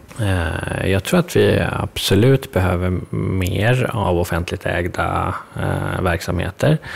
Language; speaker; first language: Swedish; early bilingual, other home language; Persian